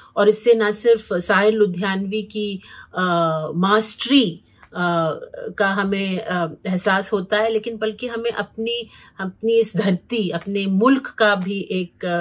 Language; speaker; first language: Hindi; native; Hindi